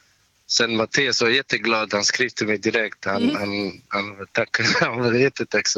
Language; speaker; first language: Swedish; non-native, learner; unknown